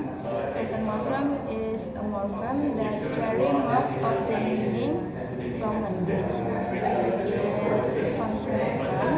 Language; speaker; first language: English; non-native, learner; Indonesian